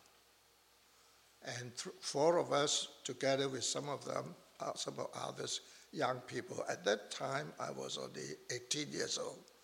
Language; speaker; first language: English; non-native, local second language; Chinese